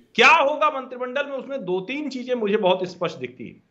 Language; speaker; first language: Hindi; native; Hindi